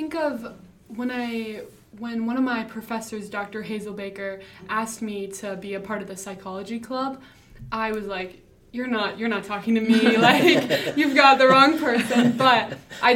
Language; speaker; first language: English; native; English